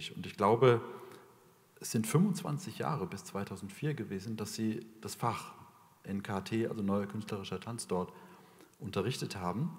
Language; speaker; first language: German; native; German